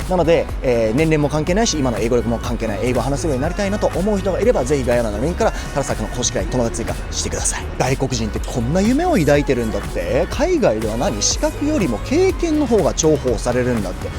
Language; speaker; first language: Japanese; native; Japanese